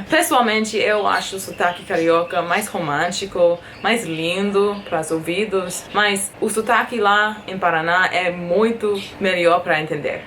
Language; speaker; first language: Portuguese; non-native, fluent; English